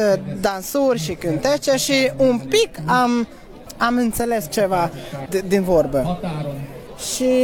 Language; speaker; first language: Romanian; non-native, learner; Hungarian